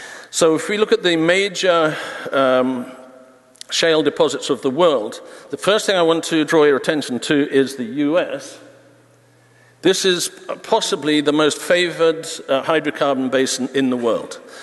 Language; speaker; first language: English; native; English